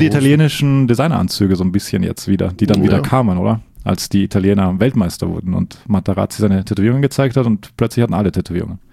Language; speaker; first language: German; native; German